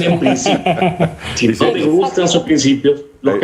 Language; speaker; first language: Spanish; native; Spanish